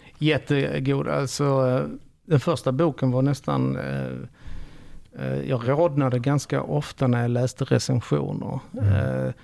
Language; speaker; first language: Swedish; early bilingual, other home language; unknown